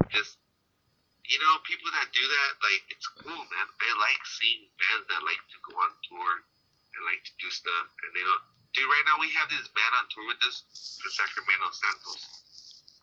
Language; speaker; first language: English; early bilingual, other home language; Spanish